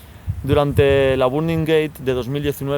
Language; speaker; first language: Spanish; native; Spanish